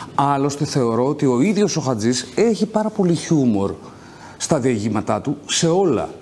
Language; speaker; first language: Greek; native; Greek